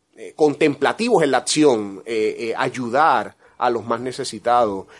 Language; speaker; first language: Spanish; native; Spanish